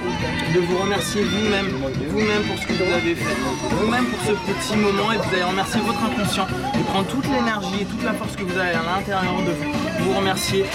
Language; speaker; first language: French; native; French